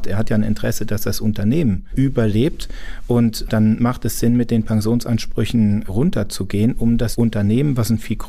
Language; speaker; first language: German; native; German